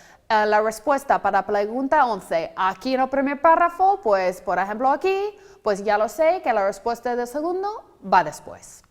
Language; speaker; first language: Spanish; non-native, fluent; English